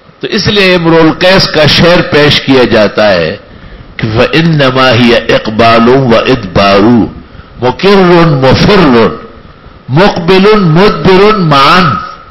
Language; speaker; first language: Urdu; non-native, local second language; Pashto